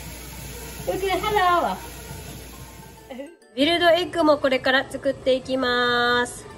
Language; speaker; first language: Japanese; native; Japanese